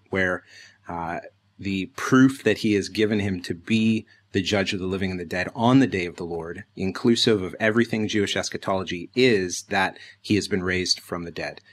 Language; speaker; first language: English; native; English